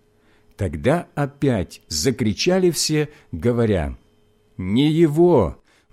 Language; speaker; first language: Russian; native; Russian